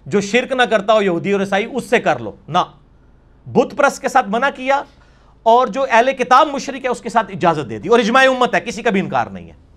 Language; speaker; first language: Urdu; non-native, local second language; Punjabi